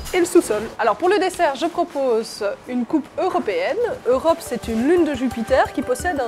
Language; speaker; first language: French; native; French